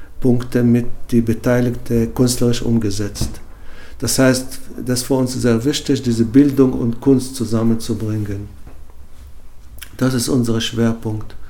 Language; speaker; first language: German; non-native, fluent; Hebrew